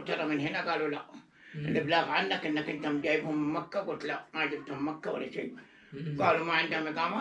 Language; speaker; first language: Arabic; native; Arabic